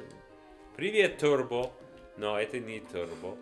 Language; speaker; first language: Russian; non-native, learner; English